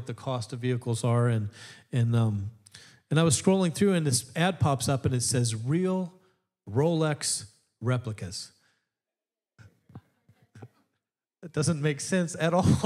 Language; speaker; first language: English; native; English